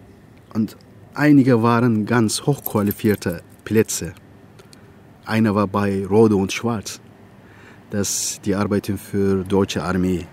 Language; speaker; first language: German; non-native, fluent; Turkish